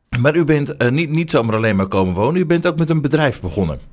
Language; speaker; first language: Dutch; native; Dutch